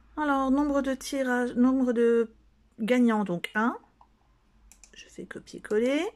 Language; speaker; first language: French; native; French